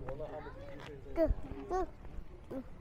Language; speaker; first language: Cantonese; native; Cantonese